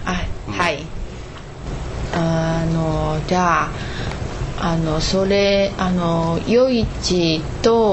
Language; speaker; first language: Japanese; non-native, learner; Chinese